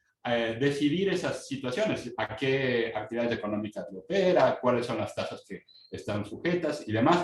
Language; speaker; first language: Spanish; native; Spanish